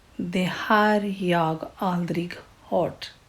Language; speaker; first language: Swedish; non-native, fluent; Urdu